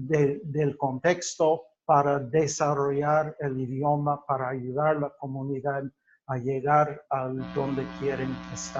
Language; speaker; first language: Spanish; non-native, fluent; English